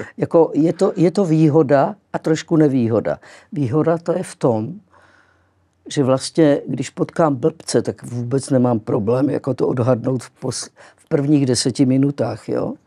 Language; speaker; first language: Czech; early bilingual, other home language; Greek